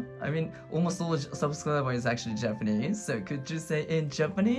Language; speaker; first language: English; non-native, learner; Japanese